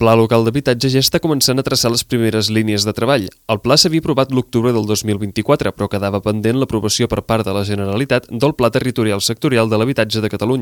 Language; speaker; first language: Catalan; native; Catalan